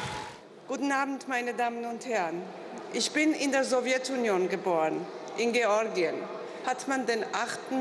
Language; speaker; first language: German; non-native, fluent; Georgian